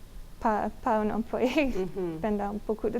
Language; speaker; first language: French; non-native, learner; English